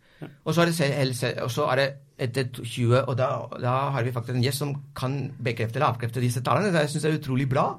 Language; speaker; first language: Norwegian; non-native, fluent; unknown